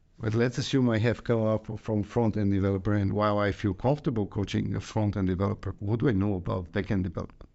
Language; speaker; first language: English; non-native, fluent; Bulgarian